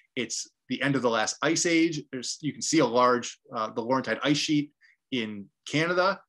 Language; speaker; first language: English; native; English